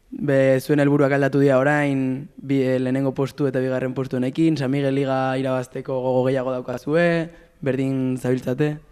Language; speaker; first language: Basque; native; Basque